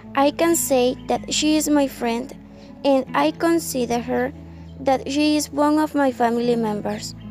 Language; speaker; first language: English; non-native, fluent; Spanish